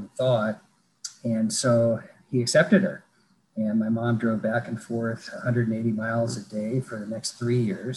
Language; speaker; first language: English; native; English